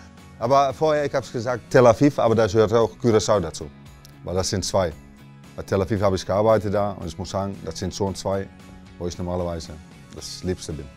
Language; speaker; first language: German; non-native, learner; Dutch